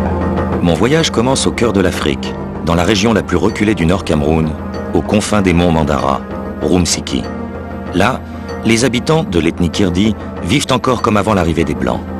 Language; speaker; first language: French; native; French